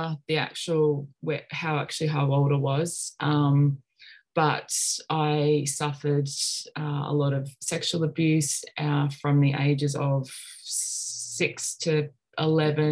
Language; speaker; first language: English; native; English